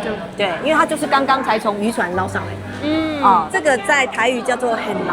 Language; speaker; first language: Chinese; native; Chinese